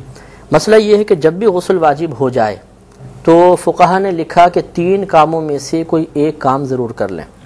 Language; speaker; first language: Urdu; native; Urdu